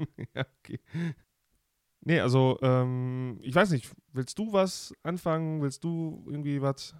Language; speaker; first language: German; native; German